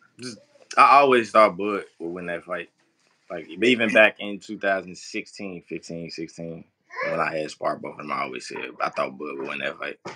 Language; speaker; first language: English; native; English